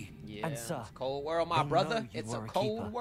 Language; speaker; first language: English; native; English